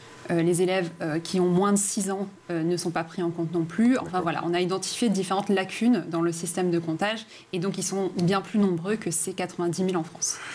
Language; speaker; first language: French; native; French